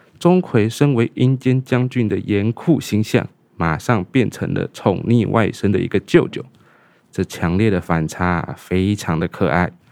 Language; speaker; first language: Chinese; native; Chinese